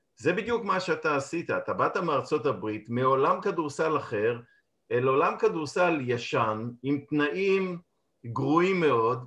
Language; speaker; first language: Hebrew; native; Hebrew